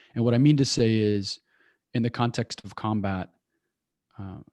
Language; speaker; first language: English; early bilingual, other home language; Persian